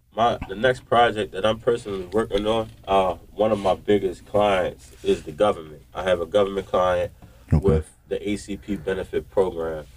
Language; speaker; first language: English; native; English